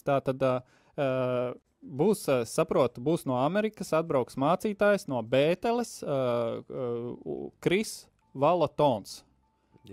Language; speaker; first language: Latvian; native; Latvian